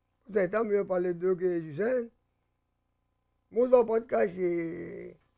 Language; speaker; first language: French; early bilingual, heritage; French